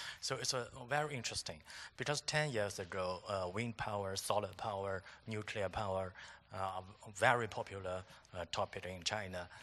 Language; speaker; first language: English; non-native, fluent; Chinese